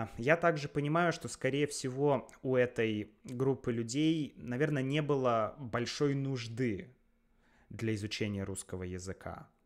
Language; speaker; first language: Russian; native; Russian